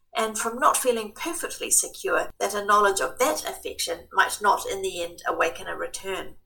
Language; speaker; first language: English; native; English